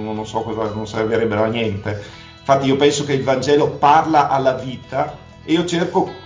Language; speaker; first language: Italian; native; Italian